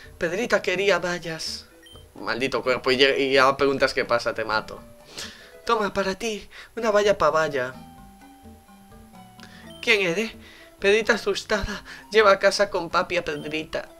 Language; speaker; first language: Spanish; native; Spanish